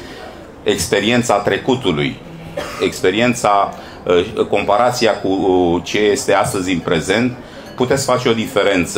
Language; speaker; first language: Romanian; native; Romanian